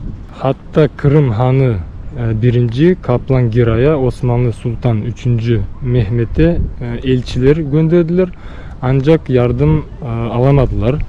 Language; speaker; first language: Turkish; non-native, learner; Bashkir